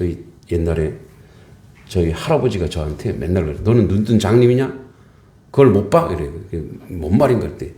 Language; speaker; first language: Korean; native; Korean